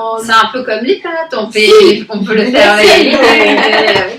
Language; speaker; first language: French; non-native, learner; Italian